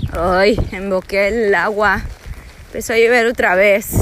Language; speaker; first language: Spanish; early bilingual, heritage; Spanish